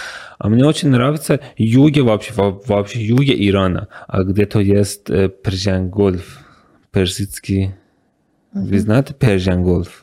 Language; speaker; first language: Russian; non-native, learner; Persian